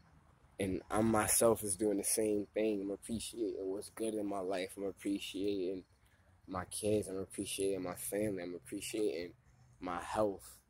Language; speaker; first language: English; native; English